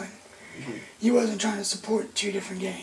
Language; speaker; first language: English; native; English